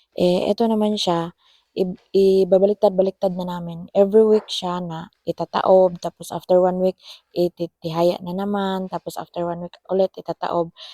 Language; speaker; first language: Filipino; non-native, local second language; Cebuano